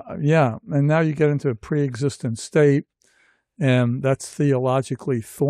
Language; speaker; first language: English; native; English